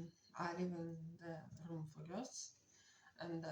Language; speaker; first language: English; non-native, learner; Russian